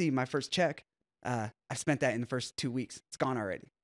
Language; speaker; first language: English; native; English